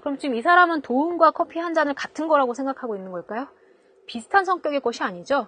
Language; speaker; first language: Korean; native; Korean